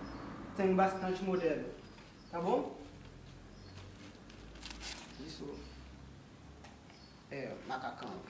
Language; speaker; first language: Portuguese; non-native, learner; Haitian Creole